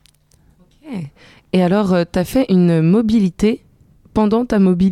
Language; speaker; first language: French; native; French